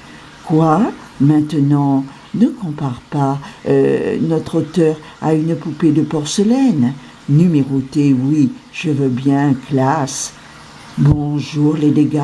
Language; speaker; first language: French; native; French